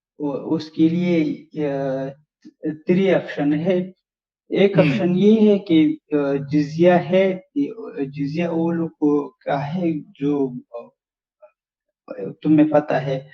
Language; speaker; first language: Hindi; non-native, learner; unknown